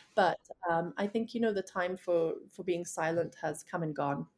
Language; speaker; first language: English; native; English